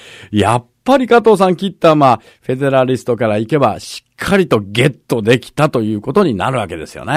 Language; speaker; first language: Japanese; native; Japanese